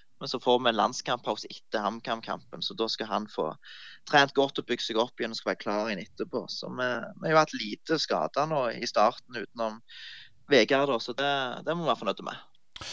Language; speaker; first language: Norwegian; native; Norwegian